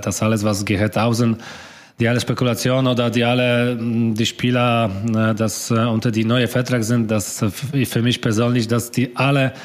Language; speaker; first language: German; non-native, learner; Polish